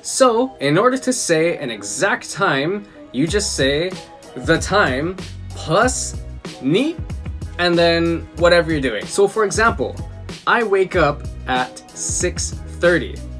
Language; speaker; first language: English; native; English